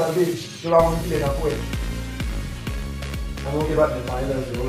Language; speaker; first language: French; non-native, learner; Haitian Creole